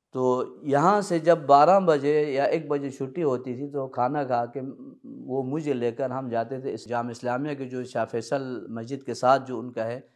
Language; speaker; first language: Urdu; early bilingual, other home language; Balti